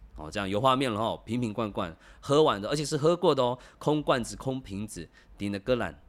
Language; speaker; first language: Chinese; native; Chinese